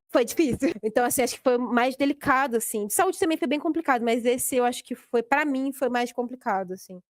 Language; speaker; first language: Portuguese; native; Portuguese